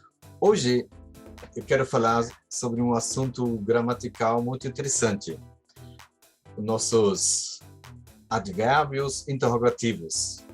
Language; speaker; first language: Portuguese; non-native, fluent; German